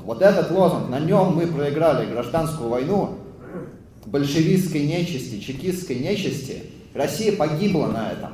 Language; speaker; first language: Russian; native; Russian